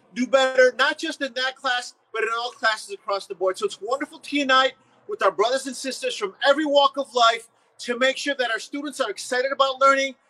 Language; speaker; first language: English; early bilingual, other home language; Spanish